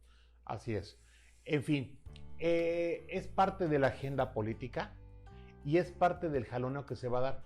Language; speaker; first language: Spanish; native; Spanish